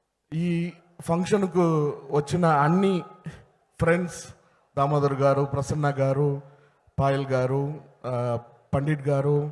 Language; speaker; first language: Telugu; non-native, learner; Tamil